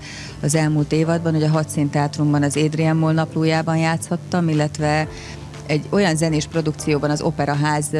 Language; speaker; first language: Hungarian; native; Hungarian